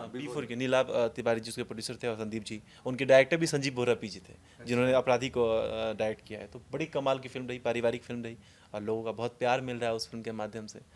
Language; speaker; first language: Hindi; non-native, local second language; Maithili